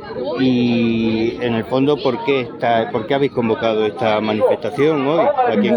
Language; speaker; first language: Spanish; native; Spanish